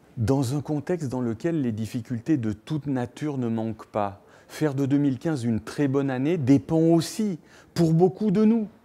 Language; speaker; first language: French; native; French